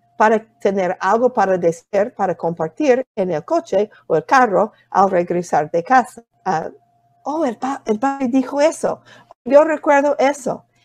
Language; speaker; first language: Spanish; non-native, fluent; English